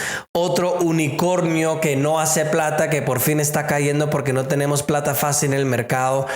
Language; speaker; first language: Spanish; native; Spanish